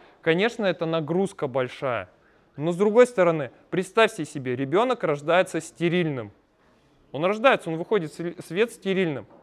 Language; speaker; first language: Russian; native; Russian